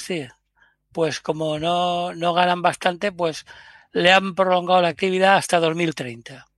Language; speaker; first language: Spanish; native; Spanish